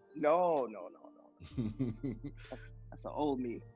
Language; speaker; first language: English; native; English